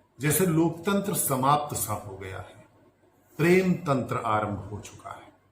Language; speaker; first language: Hindi; native; Hindi